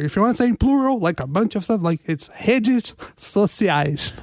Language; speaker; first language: English; non-native, fluent; Portuguese